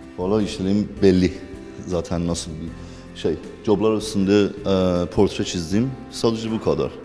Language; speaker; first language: Turkish; non-native, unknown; Persian